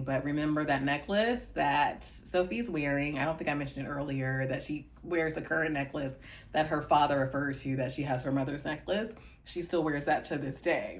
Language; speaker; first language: English; native; English